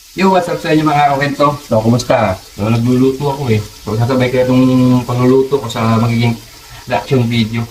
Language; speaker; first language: Filipino; native; Filipino